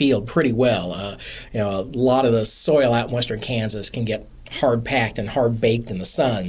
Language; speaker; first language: English; native; English